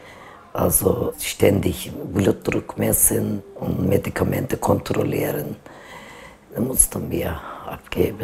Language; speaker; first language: German; non-native, fluent; Turkish